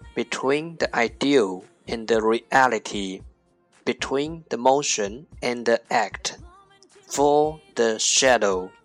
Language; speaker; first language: English; non-native, fluent; Chinese